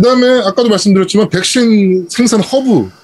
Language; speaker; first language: Korean; native; Korean